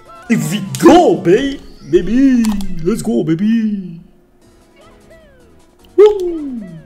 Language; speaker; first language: English; non-native, fluent; German